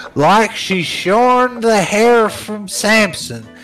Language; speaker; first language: English; native; English